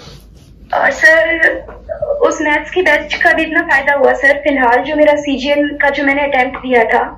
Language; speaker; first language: Hindi; native; Hindi